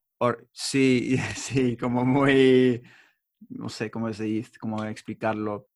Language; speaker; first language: Spanish; non-native, learner; English